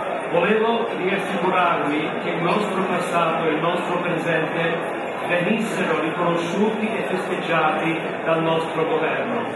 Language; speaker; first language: Italian; early bilingual, other home language; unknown